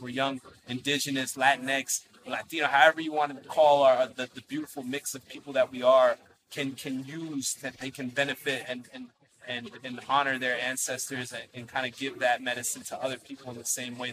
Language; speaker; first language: English; native; English